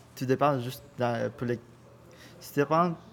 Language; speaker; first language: French; non-native, learner; Spanish